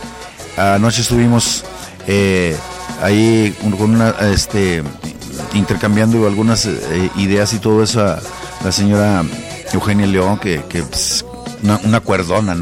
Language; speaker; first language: Spanish; native; Spanish